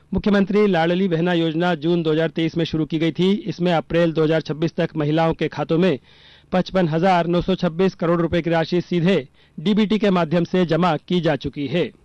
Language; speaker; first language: Hindi; native; Hindi